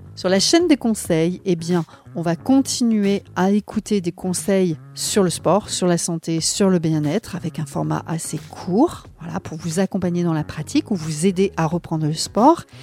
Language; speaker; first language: French; native; French